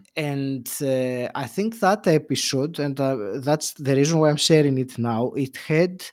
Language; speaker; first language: English; non-native, fluent; Greek